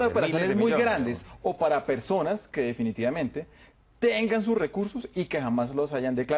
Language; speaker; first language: Spanish; native; Spanish